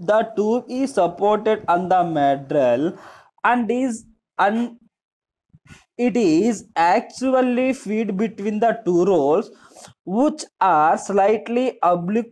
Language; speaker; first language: English; non-native, local second language; Telugu